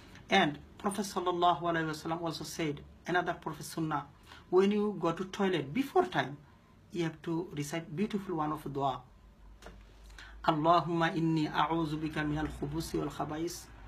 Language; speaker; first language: English; non-native, local second language; Bangla